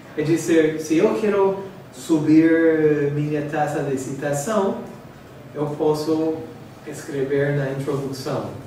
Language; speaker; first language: Portuguese; non-native, fluent; English